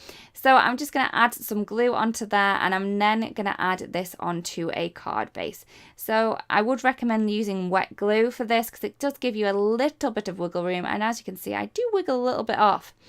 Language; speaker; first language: English; native; English